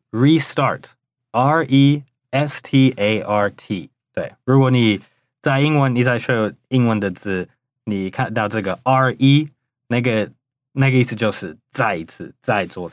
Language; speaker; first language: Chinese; non-native, fluent; English